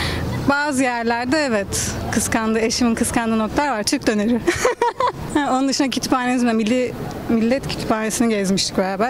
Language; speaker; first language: Turkish; native; Turkish